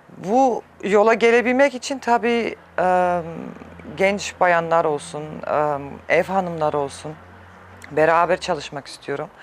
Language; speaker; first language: Turkish; early bilingual, heritage; Turkish